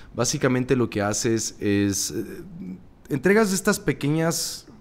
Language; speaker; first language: Spanish; native; Spanish